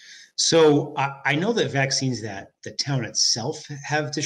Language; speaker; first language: English; native; English